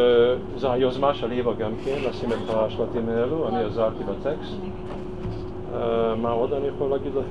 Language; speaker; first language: Hebrew; non-native, fluent; Hungarian